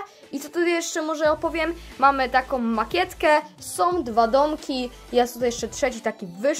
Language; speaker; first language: Polish; native; Polish